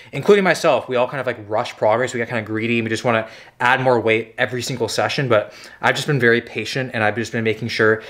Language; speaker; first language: English; native; English